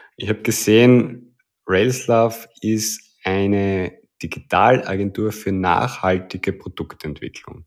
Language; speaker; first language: German; native; German